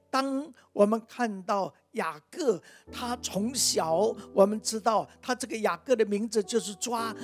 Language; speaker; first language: Chinese; native; Chinese